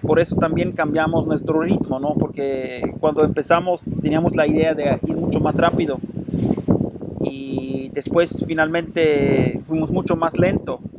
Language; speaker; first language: Spanish; non-native, fluent; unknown